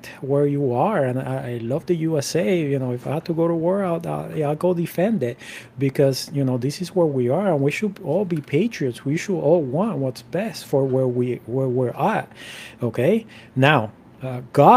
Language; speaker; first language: English; non-native, fluent; Spanish